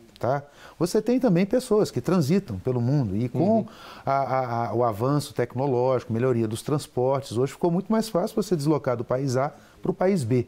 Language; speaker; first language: Portuguese; native; Portuguese